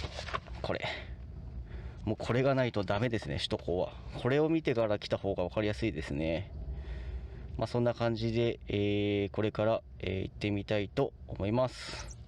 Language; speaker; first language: Japanese; native; Japanese